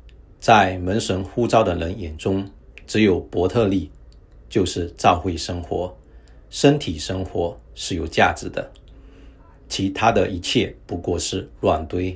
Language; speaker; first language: Chinese; native; Chinese